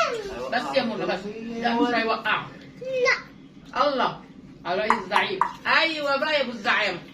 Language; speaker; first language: Arabic; native; Arabic